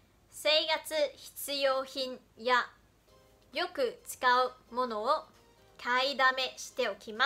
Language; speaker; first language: Japanese; non-native, fluent; Chinese